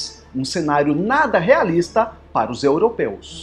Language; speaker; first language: Portuguese; native; Portuguese